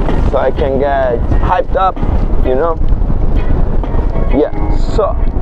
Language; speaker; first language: English; non-native, fluent; Portuguese